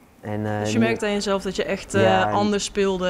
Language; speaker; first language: Dutch; native; Dutch